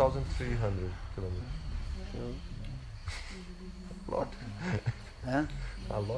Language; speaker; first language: English; non-native, learner; Portuguese